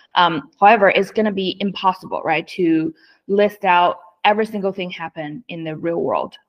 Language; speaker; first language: English; non-native, fluent; Chinese